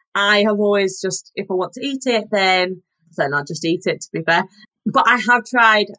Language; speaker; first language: English; native; English